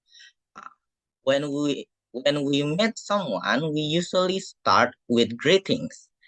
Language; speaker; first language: English; non-native, fluent; Indonesian